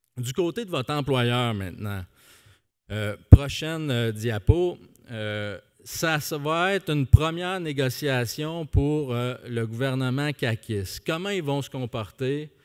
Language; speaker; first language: French; native; French